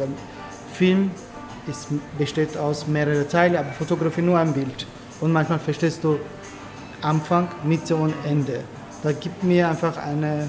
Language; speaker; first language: German; non-native, learner; Turkish